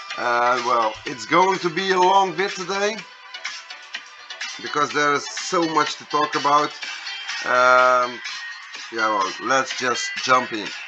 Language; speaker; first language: English; non-native, fluent; Dutch